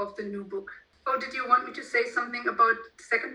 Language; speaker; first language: English; non-native, fluent; German